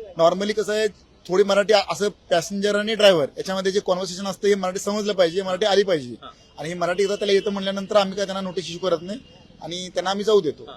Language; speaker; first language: Marathi; native; Marathi